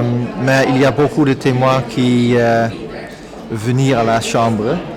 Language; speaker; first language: French; non-native, learner; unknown